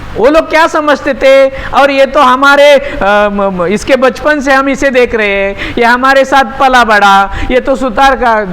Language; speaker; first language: Hindi; non-native, local second language; Marathi